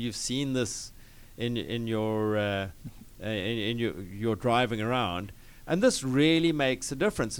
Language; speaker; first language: English; native; English